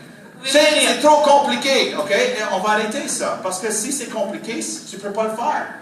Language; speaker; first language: French; non-native, fluent; English